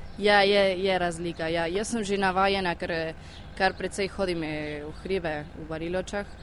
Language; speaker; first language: Slovenian; early bilingual, heritage; Slovenian